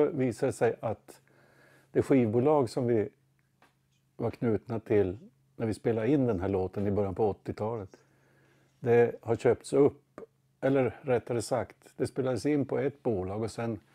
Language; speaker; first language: Swedish; native; Swedish